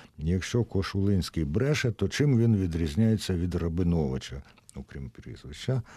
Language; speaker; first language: Ukrainian; native; Ukrainian